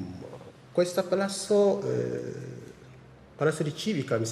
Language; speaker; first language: Italian; non-native, learner; Tigrinya